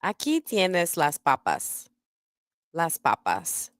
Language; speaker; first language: Spanish; non-native, learner; English